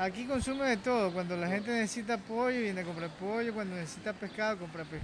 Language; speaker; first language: Spanish; native; Spanish